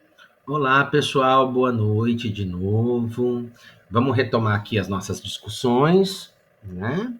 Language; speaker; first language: Portuguese; native; Portuguese